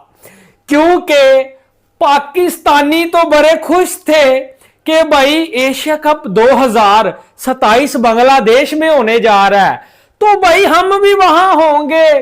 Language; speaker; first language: Hindi; native; Hindi